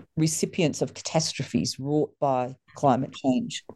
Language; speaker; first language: English; native; English